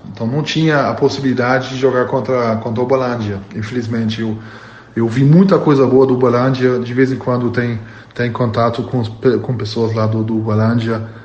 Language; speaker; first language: Portuguese; non-native, fluent; German